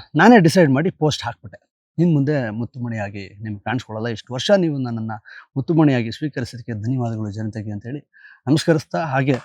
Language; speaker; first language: Kannada; native; Kannada